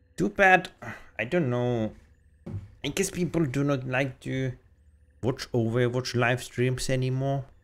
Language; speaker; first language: English; non-native, fluent; Finnish